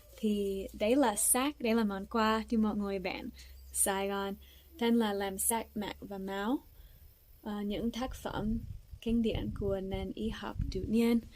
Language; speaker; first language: Vietnamese; non-native, fluent; English